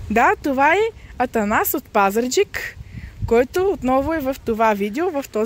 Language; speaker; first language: Bulgarian; native; Bulgarian